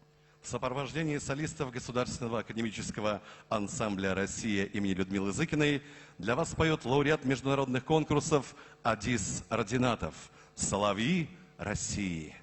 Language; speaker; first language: Russian; native; Russian